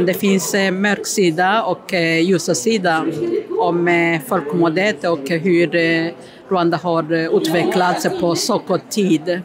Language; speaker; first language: Swedish; non-native, fluent; Kinyarwanda